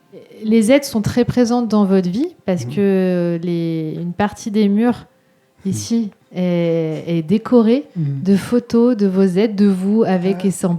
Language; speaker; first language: French; native; French